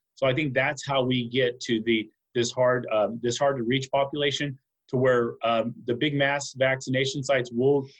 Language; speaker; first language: English; native; English